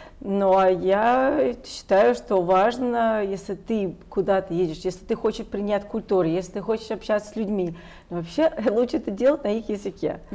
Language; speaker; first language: Russian; non-native, fluent; English